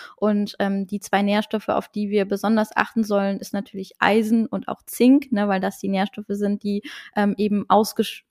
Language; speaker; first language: German; non-native, local second language; Luxembourgish